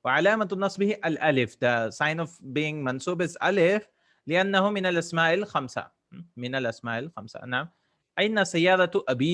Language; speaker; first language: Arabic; non-native, fluent; English